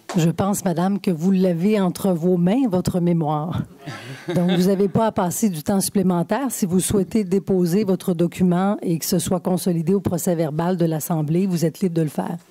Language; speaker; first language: French; native; French